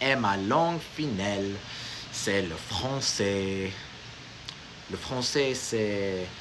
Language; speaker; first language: French; non-native, learner; Amharic